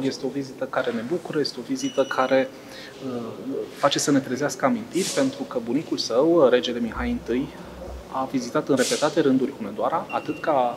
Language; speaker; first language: Romanian; native; Romanian